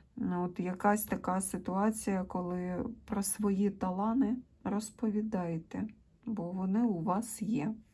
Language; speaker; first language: Ukrainian; non-native, local second language; Russian